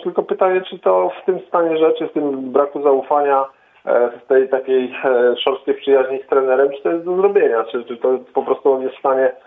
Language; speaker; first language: Polish; native; Polish